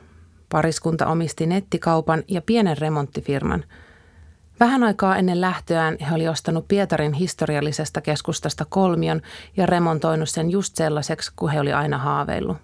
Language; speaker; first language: Finnish; native; Finnish